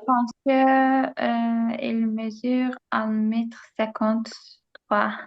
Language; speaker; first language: French; non-native, learner; Azerbaijani